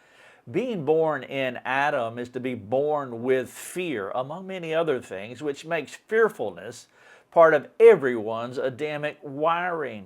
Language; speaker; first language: English; native; English